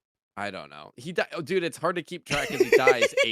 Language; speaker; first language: English; native; English